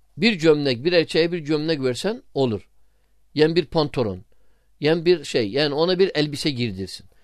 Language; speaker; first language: Turkish; non-native, fluent; Arabic